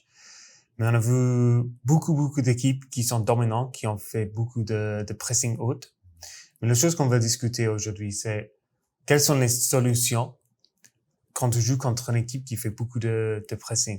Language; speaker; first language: French; non-native, fluent; English